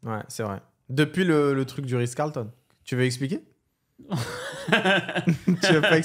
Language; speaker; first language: French; native; French